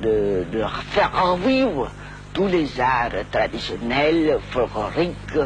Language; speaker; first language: French; non-native, local second language; Khmer